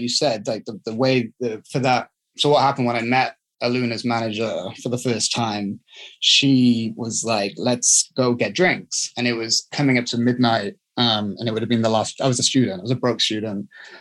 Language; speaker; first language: English; native; English